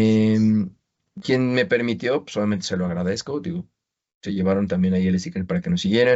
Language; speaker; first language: Spanish; native; Spanish